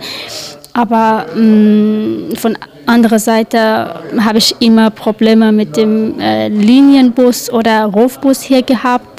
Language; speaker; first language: German; non-native, learner; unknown